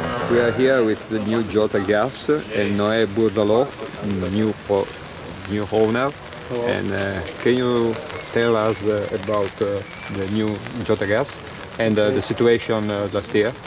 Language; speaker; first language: English; non-native, learner; Italian